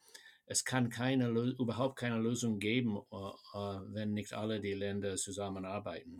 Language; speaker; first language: German; non-native, fluent; English